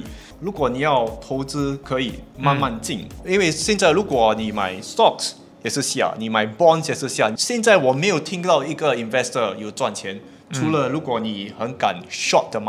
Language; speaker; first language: Chinese; non-native, local second language; English